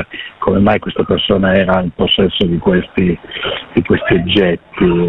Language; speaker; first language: Italian; native; Italian